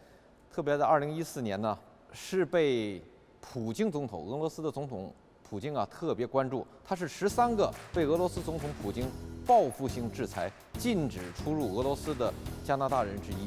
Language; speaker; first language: Chinese; native; Chinese